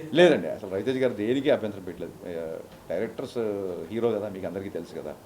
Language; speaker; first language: Telugu; native; Telugu